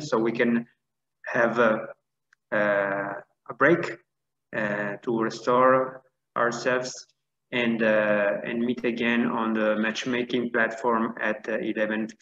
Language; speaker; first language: English; non-native, fluent; Italian